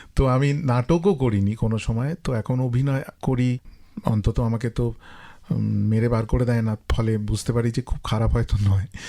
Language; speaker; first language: Bangla; native; Bangla